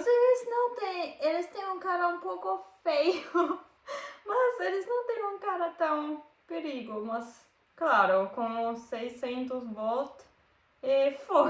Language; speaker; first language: Portuguese; non-native, learner; German